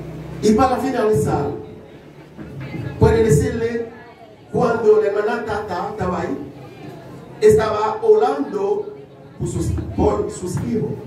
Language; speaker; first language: Spanish; non-native, learner; Haitian Creole